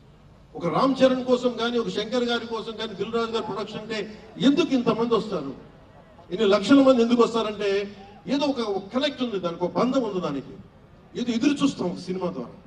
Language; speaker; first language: Telugu; native; Telugu